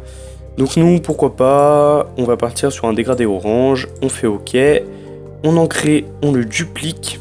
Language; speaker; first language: French; native; French